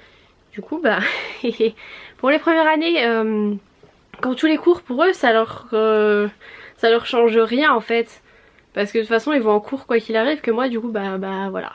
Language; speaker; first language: French; native; French